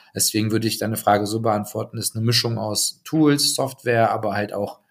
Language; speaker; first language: German; native; German